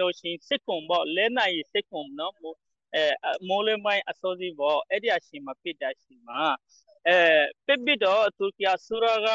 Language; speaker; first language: Burmese; non-native, local second language; Rohingya